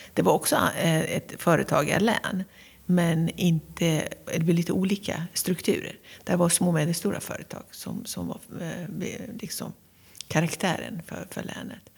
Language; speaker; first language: Swedish; non-native, fluent; Persian